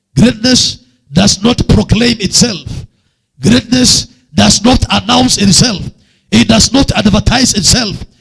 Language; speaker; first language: English; non-native, local second language; Swahili